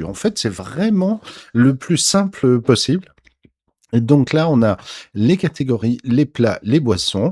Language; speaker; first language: French; native; French